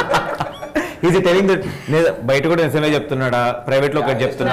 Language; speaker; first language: Telugu; native; Telugu